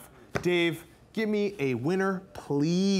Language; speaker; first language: English; native; English